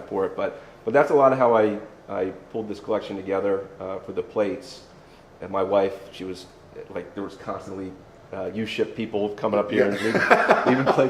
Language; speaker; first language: English; native; English